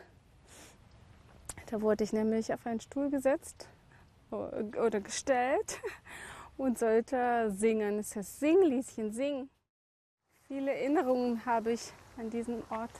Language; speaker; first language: German; native; German